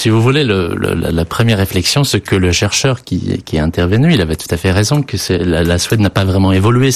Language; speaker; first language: French; non-native, fluent; Polish